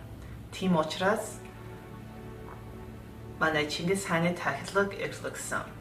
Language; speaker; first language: Mongolian; early bilingual, heritage; Mongolian